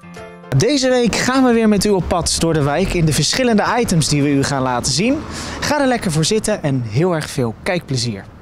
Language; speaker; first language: Dutch; native; Dutch